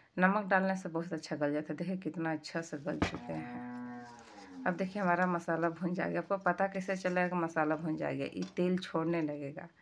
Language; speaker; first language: Hindi; native; Hindi